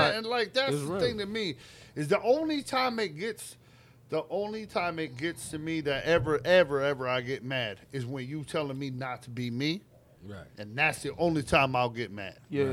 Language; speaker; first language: English; native; English